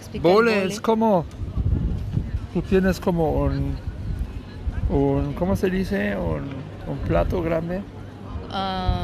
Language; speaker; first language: Spanish; non-native, learner; German